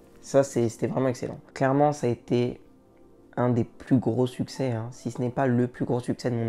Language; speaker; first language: French; native; French